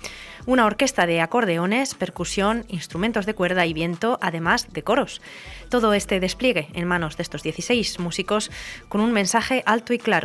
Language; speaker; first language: Spanish; native; Spanish